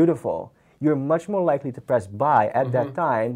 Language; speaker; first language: English; non-native, fluent; Dutch